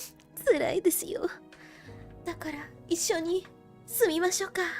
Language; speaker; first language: Japanese; non-native, learner; Vietnamese